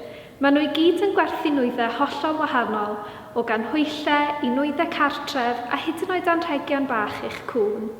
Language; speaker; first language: Welsh; native; Welsh